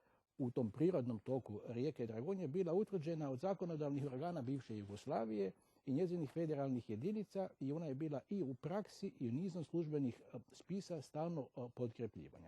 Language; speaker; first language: Croatian; native; Croatian